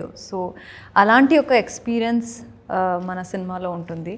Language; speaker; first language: Telugu; non-native, learner; Kannada